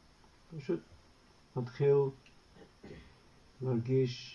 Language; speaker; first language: Hebrew; non-native, fluent; English